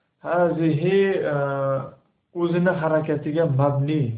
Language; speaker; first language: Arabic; non-native, learner; Uzbek